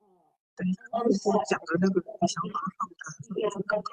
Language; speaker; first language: Chinese; native; Chinese